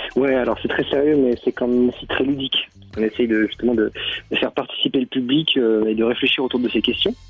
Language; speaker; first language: French; native; French